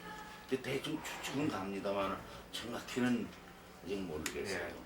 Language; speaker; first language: Korean; native; Korean